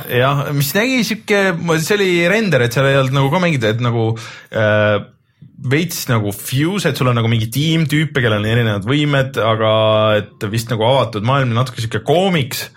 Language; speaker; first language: Estonian; native; Estonian